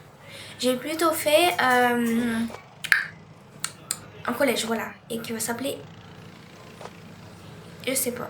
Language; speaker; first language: French; native; French